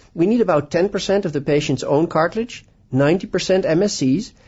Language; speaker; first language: English; non-native, fluent; Dutch